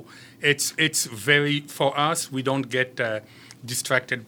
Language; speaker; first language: English; non-native, local second language; French